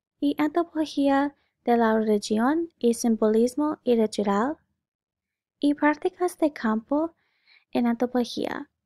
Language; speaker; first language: Spanish; non-native, learner; English